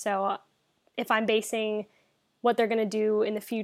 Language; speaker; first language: English; native; English